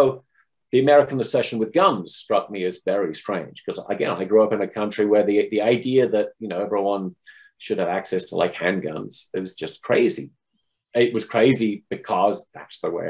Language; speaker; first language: English; native; English